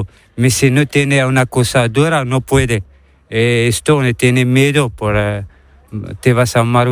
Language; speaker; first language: Spanish; non-native, learner; Arabic